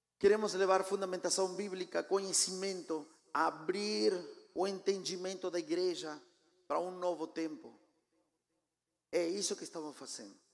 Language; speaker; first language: Portuguese; non-native, fluent; Spanish